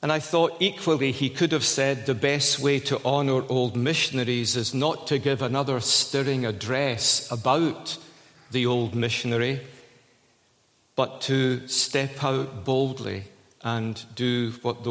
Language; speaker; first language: English; native; English